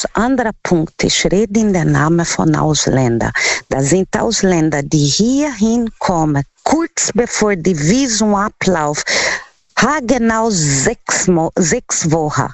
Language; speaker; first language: German; non-native, learner; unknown